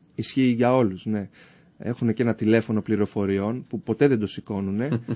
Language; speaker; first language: Greek; early bilingual, other home language; Persian